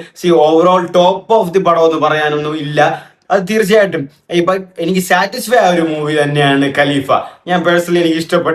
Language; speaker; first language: Malayalam; native; Malayalam